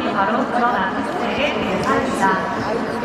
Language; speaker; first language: Korean; native; Korean